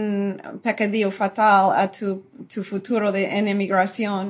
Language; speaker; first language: Spanish; non-native, fluent; English